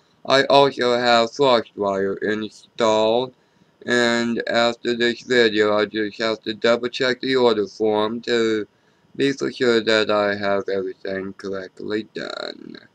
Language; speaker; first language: English; native; English